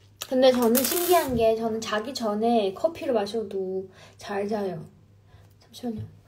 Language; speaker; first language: Korean; non-native, fluent; Chinese